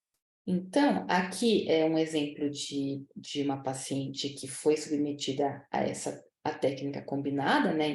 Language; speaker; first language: Portuguese; native; Portuguese